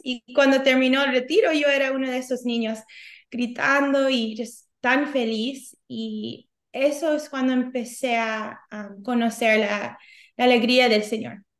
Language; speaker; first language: Spanish; early bilingual, heritage; Spanish